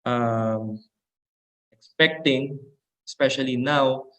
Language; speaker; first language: English; non-native, local second language; Filipino